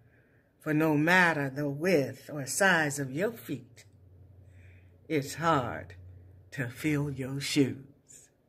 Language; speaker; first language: English; native; English